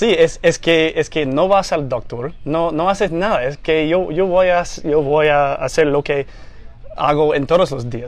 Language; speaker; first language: Spanish; non-native, fluent; English